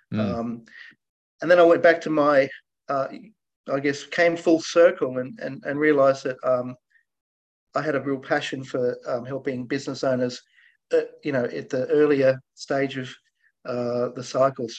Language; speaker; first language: English; native; English